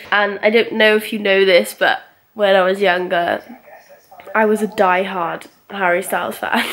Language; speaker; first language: English; native; English